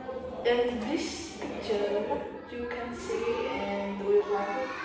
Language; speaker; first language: English; non-native, learner; Vietnamese